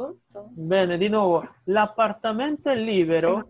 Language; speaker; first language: Italian; non-native, fluent; Spanish